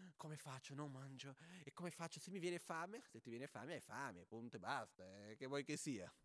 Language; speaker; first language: Italian; non-native, fluent; Portuguese